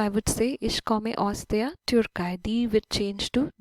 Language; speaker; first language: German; non-native, fluent; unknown